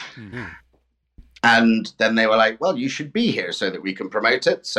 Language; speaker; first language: English; native; English